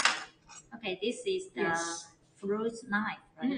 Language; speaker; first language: English; non-native, learner; Chinese